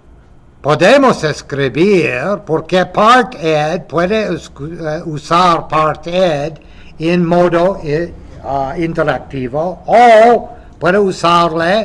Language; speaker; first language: Spanish; non-native, fluent; English